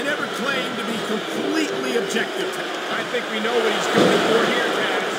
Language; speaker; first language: English; native; English